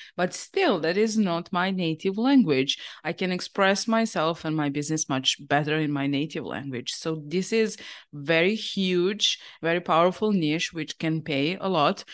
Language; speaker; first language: English; non-native, fluent; Serbian